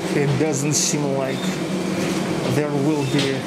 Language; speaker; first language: English; non-native, fluent; Russian